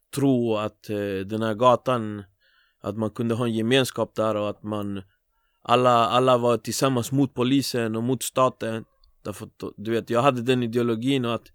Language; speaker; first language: Swedish; early bilingual, other home language; Spanish